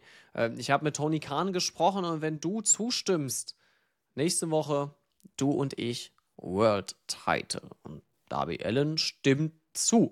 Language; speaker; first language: German; native; German